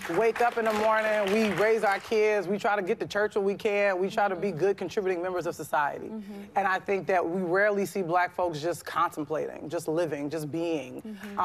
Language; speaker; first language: English; native; English